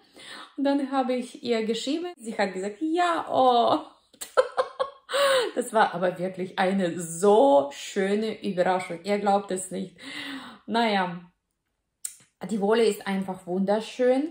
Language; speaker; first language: German; non-native, fluent; Russian